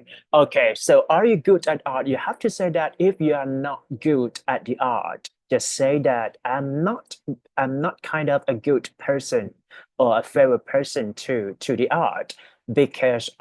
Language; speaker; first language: English; non-native, fluent; Thai